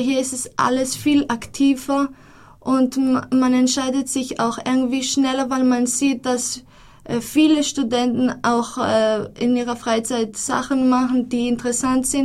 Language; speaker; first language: German; non-native, fluent; Greek